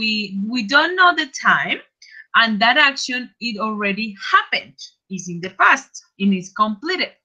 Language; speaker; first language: English; non-native, fluent; Spanish